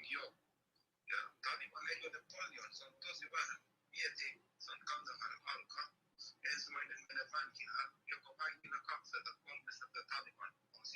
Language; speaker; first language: Finnish; non-native, learner; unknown